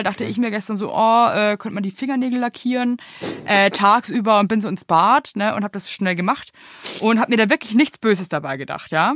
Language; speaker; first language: German; native; German